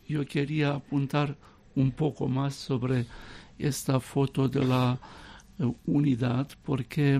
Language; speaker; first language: Spanish; non-native, fluent; Romanian